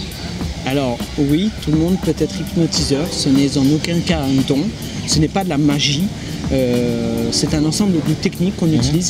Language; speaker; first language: French; native; French